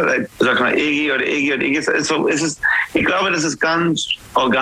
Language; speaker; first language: German; non-native, fluent; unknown